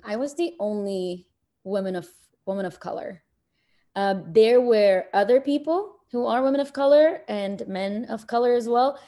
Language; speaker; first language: English; early bilingual, other home language; Arabic